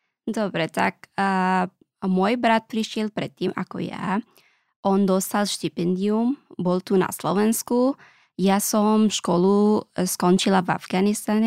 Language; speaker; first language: Slovak; non-native, learner; Pashto